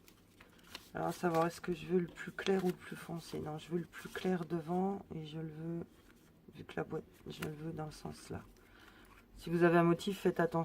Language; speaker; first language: French; native; French